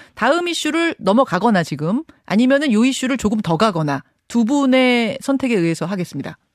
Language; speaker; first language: Korean; native; Korean